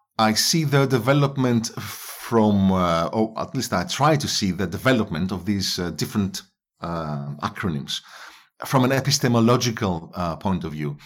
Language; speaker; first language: English; non-native, fluent; Greek